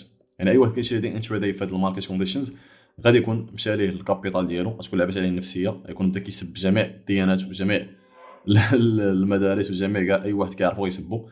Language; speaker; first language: Arabic; native; Arabic